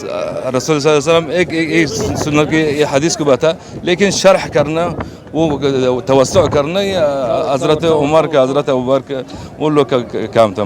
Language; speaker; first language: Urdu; non-native, learner; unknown